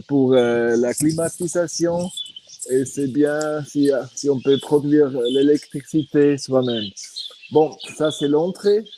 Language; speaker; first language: French; non-native, fluent; Swiss German